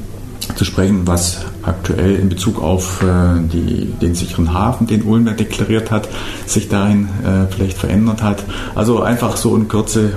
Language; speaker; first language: German; native; German